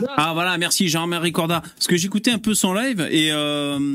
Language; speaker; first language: French; native; French